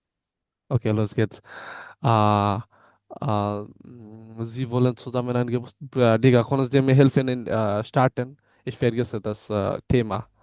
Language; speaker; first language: German; non-native, learner; Bangla